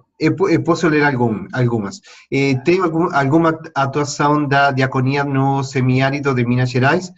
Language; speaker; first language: Portuguese; non-native, fluent; Spanish